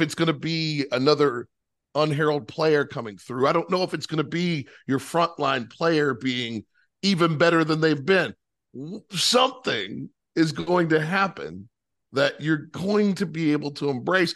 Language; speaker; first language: English; native; English